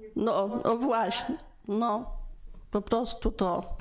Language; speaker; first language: Polish; native; Polish